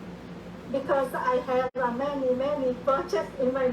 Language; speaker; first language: English; non-native, learner; Vietnamese